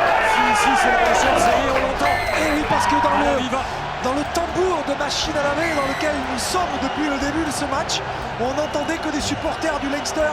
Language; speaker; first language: French; native; French